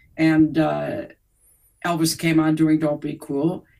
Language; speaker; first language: English; native; English